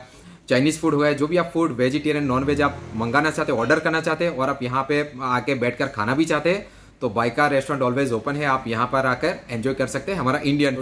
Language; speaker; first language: Hindi; native; Hindi